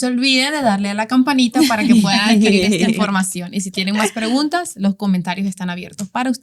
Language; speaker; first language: Spanish; native; Spanish